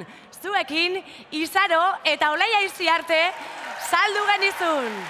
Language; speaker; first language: Basque; native; Basque